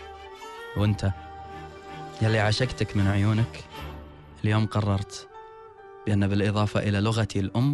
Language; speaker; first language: Arabic; native; Arabic